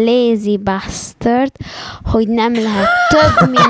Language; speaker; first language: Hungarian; early bilingual, heritage; Hungarian